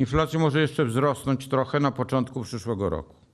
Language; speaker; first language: Polish; native; Polish